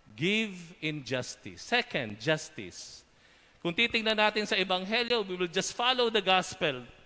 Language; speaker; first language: English; non-native, local second language; Filipino